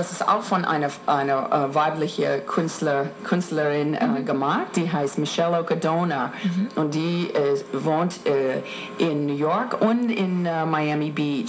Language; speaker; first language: German; non-native, fluent; English